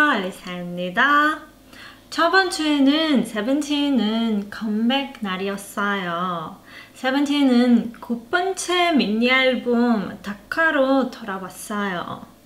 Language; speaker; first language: Korean; non-native, learner; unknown